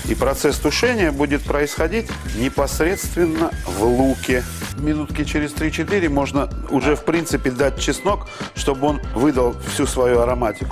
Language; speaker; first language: Russian; native; Russian